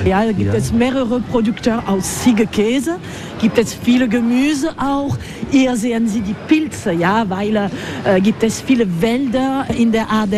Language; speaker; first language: German; non-native, learner; French